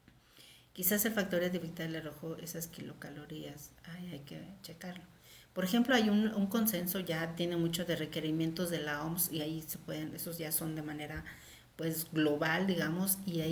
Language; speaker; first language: Spanish; native; Spanish